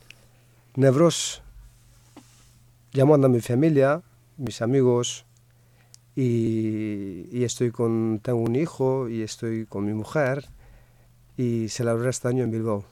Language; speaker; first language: Spanish; non-native, fluent; Kurdish